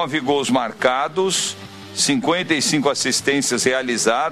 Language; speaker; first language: Portuguese; native; Portuguese